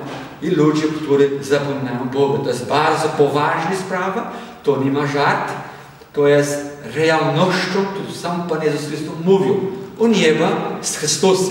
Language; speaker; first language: Polish; non-native, learner; Portuguese